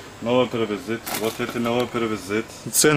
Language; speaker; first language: Russian; non-native, learner; Turkish